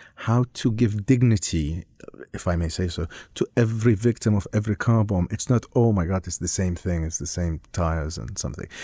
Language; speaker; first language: English; non-native, fluent; Arabic